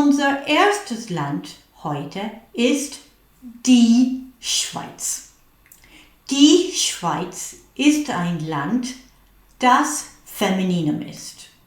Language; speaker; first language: German; non-native, fluent; English